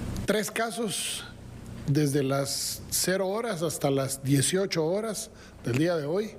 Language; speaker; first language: Spanish; native; Spanish